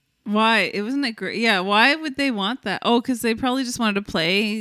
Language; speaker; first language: English; native; English